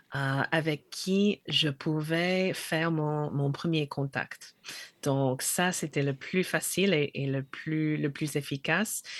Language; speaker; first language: French; non-native, fluent; English